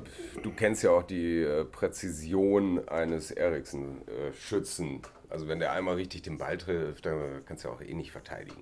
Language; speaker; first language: German; native; German